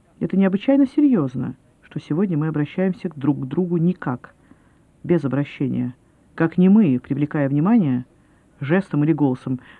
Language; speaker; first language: Russian; native; Russian